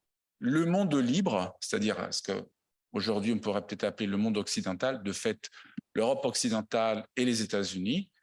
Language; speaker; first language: French; non-native, fluent; Italian